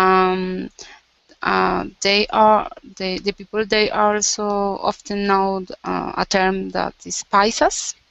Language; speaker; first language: English; non-native, learner; Spanish